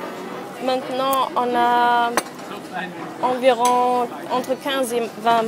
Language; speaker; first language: French; non-native, fluent; German